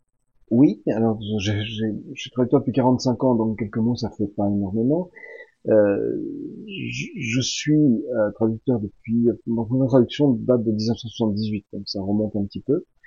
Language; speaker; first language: French; native; French